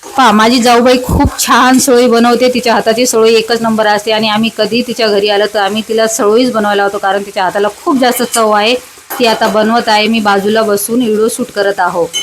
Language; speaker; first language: Marathi; non-native, local second language; Lambadi